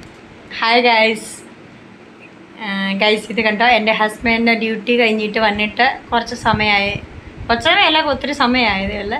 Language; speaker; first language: Malayalam; non-native, fluent; Hindi